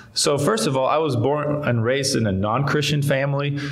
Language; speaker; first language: English; non-native, fluent; Dutch